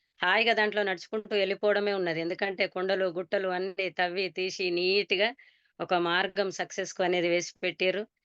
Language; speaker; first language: Telugu; native; Telugu